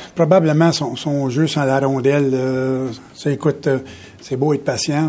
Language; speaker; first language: French; native; French